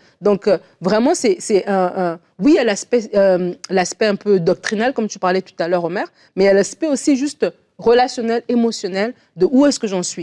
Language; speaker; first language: French; native; French